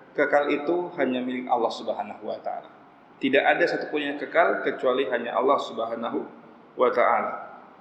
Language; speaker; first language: Malay; non-native, local second language; Achinese